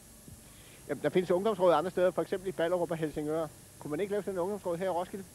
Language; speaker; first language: Danish; native; Danish